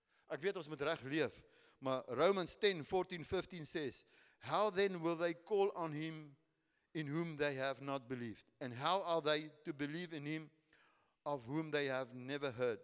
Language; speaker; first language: English; non-native, local second language; Afrikaans